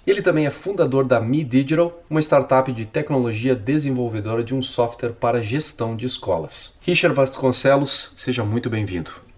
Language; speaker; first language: Portuguese; native; Portuguese